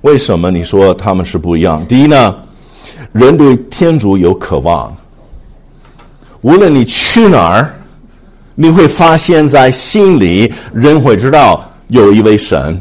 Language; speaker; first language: Chinese; non-native, fluent; English